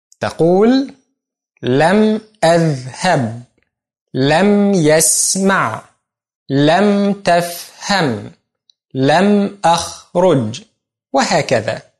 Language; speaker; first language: Arabic; non-native, fluent; Indonesian